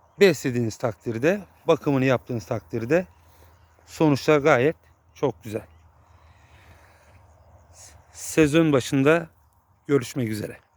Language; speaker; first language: Turkish; native; Turkish